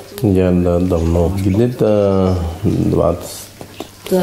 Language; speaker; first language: Russian; non-native, learner; Uzbek